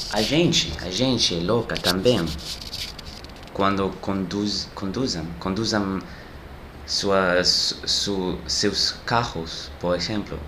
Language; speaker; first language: Portuguese; non-native, learner; French